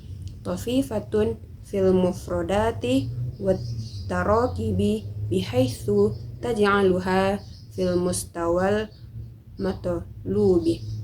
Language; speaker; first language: Arabic; non-native, learner; Indonesian